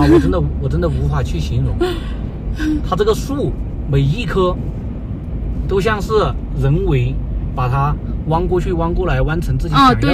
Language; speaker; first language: Chinese; native; Chinese